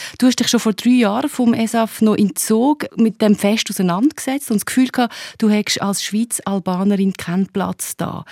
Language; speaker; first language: German; native; German